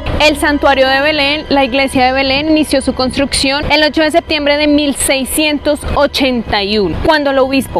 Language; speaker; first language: Spanish; native; Spanish